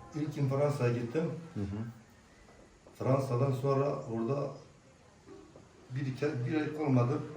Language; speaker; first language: Turkish; non-native, local second language; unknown